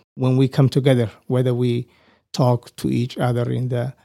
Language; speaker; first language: English; non-native, fluent; Somali